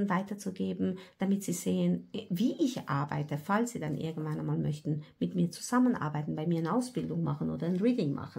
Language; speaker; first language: German; non-native, fluent; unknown